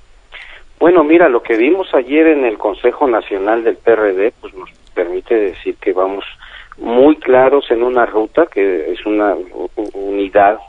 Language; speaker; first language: Spanish; native; Spanish